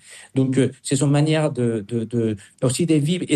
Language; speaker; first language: French; non-native, fluent; Spanish